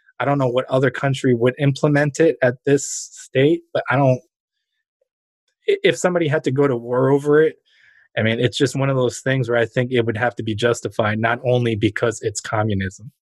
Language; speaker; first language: English; early bilingual, other home language; Ukrainian